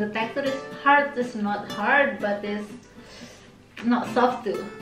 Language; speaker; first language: English; non-native, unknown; Indonesian